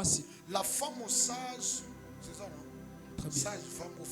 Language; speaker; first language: French; non-native, local second language; Lingala